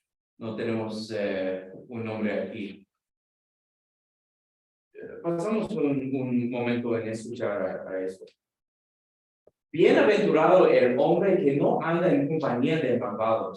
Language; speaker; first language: Spanish; non-native, fluent; English